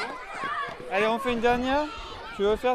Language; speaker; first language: French; native; French